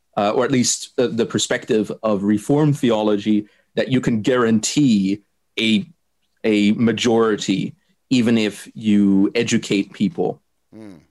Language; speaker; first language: English; non-native, fluent; German